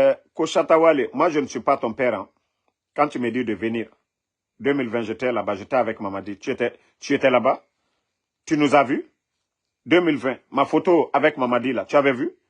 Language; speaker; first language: French; non-native, local second language; Mandingo